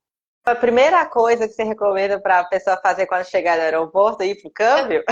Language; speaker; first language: Portuguese; non-native, fluent; Japanese